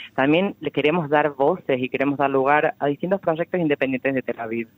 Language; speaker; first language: Spanish; native; Spanish